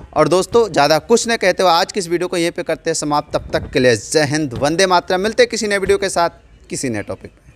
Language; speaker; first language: Hindi; native; Hindi